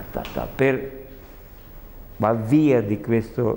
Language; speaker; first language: Italian; non-native, learner; Russian